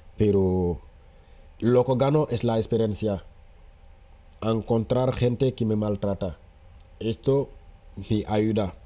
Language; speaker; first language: Spanish; non-native, fluent; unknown